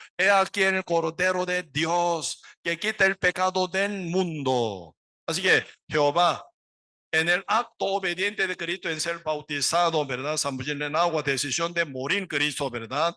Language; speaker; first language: Spanish; non-native, learner; Korean